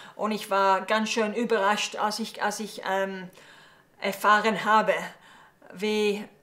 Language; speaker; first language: German; early bilingual, heritage; English